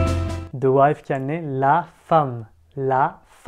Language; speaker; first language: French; early bilingual, other home language; Sinhala